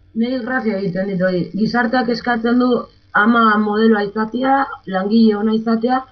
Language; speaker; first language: Basque; non-native, local second language; Spanish